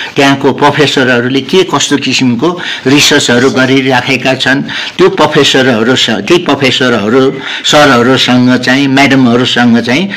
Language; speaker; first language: Nepali; non-native, local second language; Newari